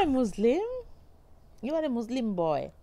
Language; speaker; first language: English; non-native, learner; Bangla